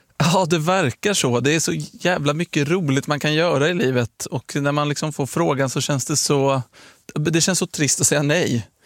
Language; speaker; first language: Swedish; native; Swedish